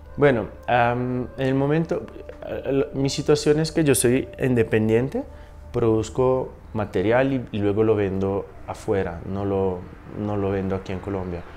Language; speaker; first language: Spanish; non-native, fluent; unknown